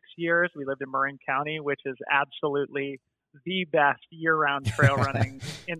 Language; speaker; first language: English; native; English